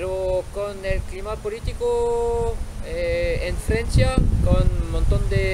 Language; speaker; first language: Spanish; non-native, fluent; French